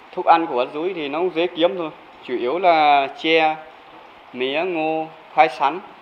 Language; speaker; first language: Vietnamese; non-native, local second language; Iu Mien